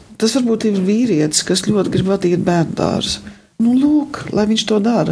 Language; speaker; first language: Latvian; early bilingual, heritage; Latvian